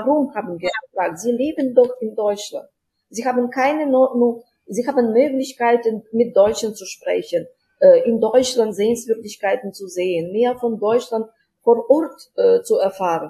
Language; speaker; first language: German; non-native, fluent; Ukrainian